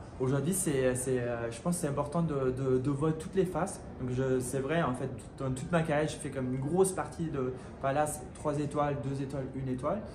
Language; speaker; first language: French; non-native, fluent; German